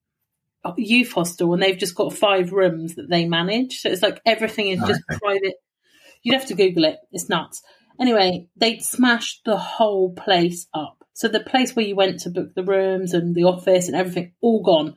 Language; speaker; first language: English; native; English